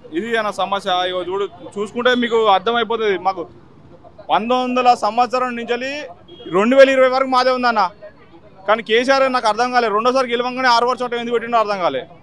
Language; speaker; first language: Telugu; native; Telugu